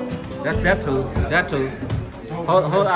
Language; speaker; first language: English; non-native, learner; Vietnamese